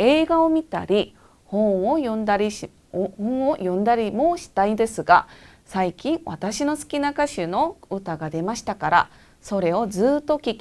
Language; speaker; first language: Japanese; non-native, fluent; Korean